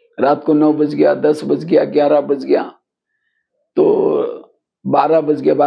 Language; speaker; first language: Hindi; non-native, local second language; Marathi